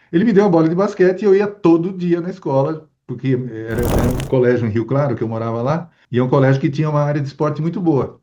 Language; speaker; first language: Portuguese; early bilingual, other home language; Spanish